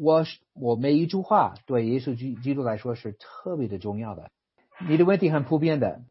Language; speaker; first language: Chinese; non-native, fluent; English